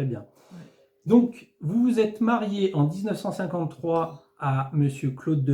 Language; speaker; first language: French; native; French